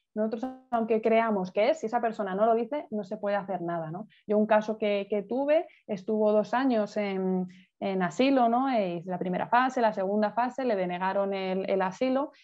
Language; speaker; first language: Spanish; native; Spanish